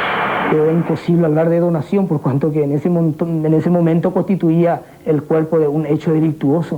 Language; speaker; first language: Spanish; native; Spanish